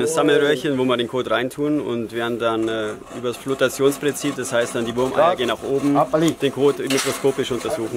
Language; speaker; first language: German; native; German